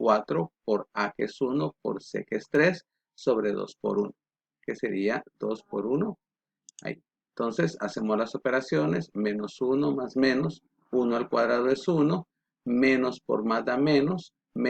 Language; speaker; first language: Spanish; native; Spanish